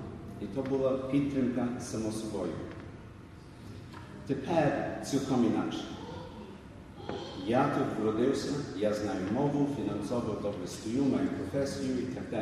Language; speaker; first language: Ukrainian; early bilingual, other home language; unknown